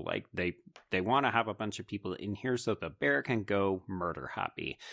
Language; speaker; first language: English; native; English